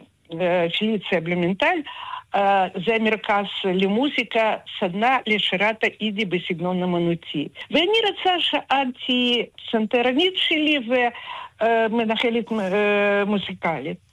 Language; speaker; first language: Hebrew; non-native, fluent; Russian